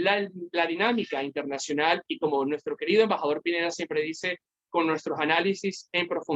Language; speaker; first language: Spanish; native; Spanish